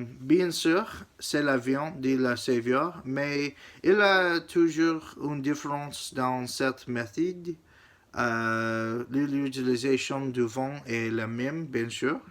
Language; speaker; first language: French; non-native, learner; English